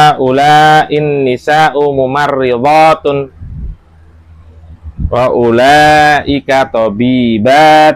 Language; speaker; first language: Arabic; non-native, fluent; Indonesian